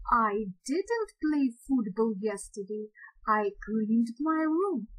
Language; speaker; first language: English; non-native, fluent; Ukrainian